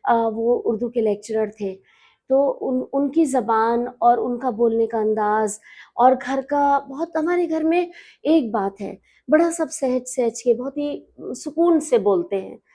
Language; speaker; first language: Urdu; native; Urdu